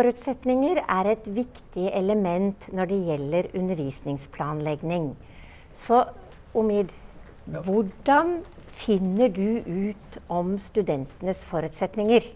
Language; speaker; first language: Norwegian; native; Norwegian